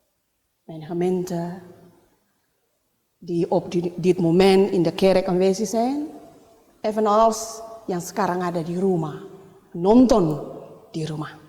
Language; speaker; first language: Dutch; non-native, learner; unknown